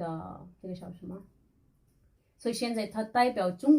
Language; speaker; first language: Chinese; non-native, fluent; Urdu